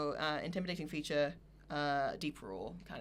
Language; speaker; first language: English; native; English